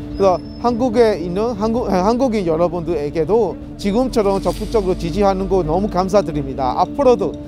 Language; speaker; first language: Korean; non-native, fluent; Burmese